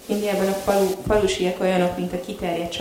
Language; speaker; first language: Hungarian; native; Hungarian